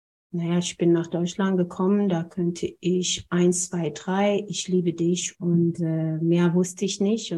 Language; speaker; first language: German; non-native, fluent; Amharic